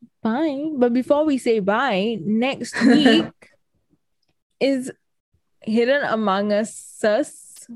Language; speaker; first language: English; native; English